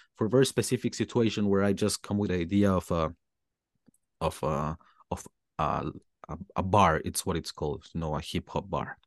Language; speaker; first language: English; non-native, fluent; Spanish